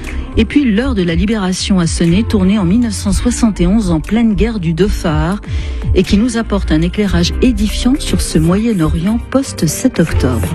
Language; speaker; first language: French; native; French